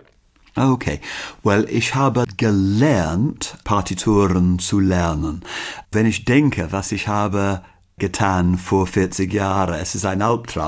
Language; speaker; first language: German; non-native, learner; English